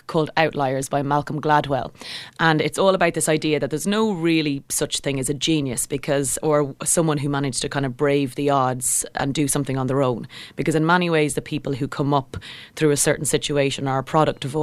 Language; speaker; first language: English; native; English